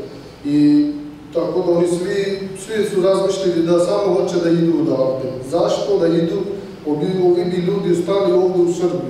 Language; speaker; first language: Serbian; non-native, learner; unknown